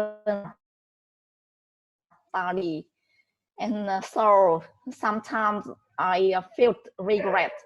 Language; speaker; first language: English; non-native, learner; Vietnamese